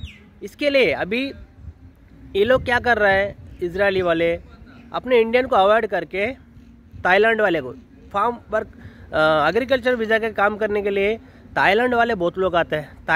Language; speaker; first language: Hindi; non-native, local second language; Telugu